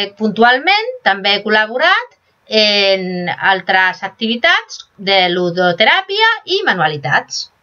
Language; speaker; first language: Catalan; non-native, local second language; Spanish